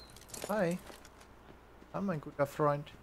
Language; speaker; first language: German; native; German